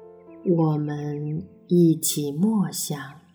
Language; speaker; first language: Chinese; native; Chinese